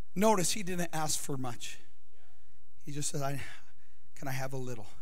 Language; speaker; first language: English; native; English